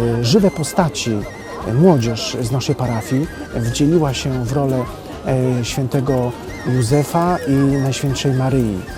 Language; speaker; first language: Polish; native; Polish